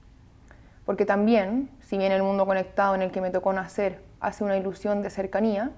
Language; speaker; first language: Spanish; native; Spanish